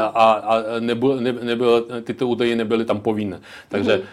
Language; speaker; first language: Czech; non-native, local second language; Ukrainian